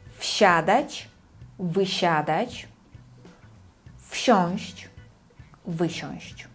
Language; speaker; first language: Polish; non-native, fluent; Ukrainian